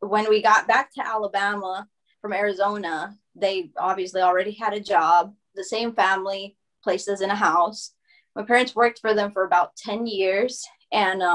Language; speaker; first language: English; early bilingual, other home language; Spanish